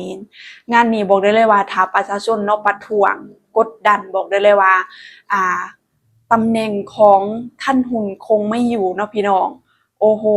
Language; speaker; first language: Thai; non-native, local second language; Northeastern Thai